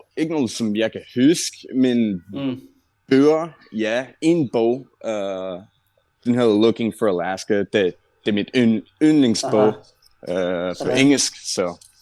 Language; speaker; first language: Danish; non-native, learner; English